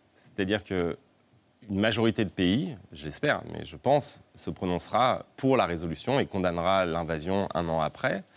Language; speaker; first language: French; native; French